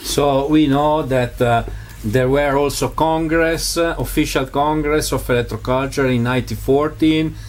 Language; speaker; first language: English; non-native, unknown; Italian